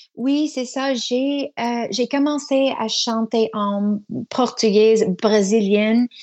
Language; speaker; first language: French; non-native, learner; English